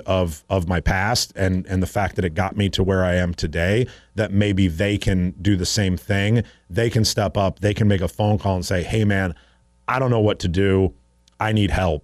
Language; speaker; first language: English; native; English